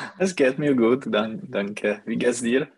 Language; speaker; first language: German; non-native, learner; Czech